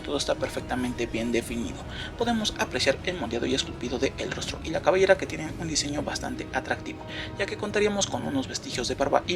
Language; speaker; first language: Spanish; native; Spanish